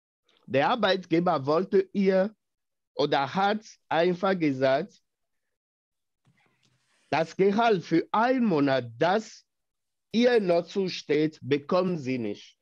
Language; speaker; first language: German; non-native, fluent; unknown